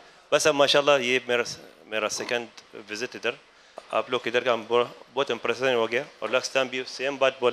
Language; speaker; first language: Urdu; non-native, learner; Arabic